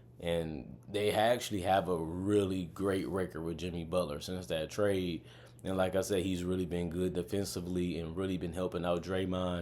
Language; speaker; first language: English; native; English